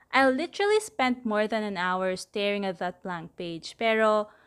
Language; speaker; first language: English; non-native, local second language; Filipino